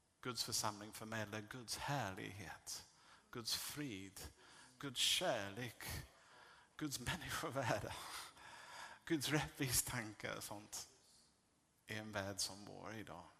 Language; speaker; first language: Swedish; non-native, fluent; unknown